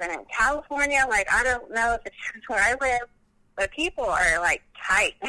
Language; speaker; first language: English; native; English